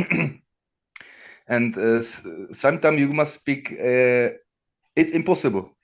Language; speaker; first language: English; non-native, learner; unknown